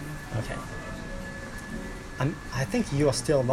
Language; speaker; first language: English; non-native, learner; Japanese